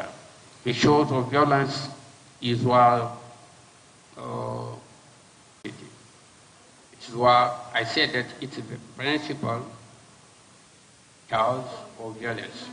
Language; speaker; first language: English; non-native, learner; French